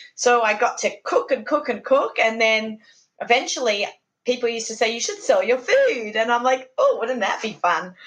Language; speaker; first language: English; native; English